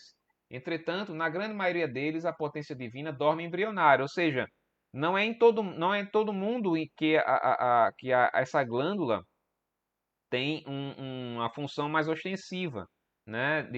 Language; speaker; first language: Portuguese; native; Portuguese